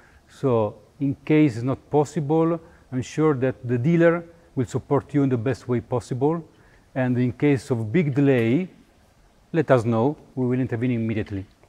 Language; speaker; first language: English; non-native, fluent; Italian